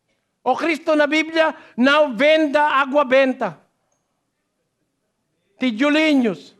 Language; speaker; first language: Portuguese; non-native, learner; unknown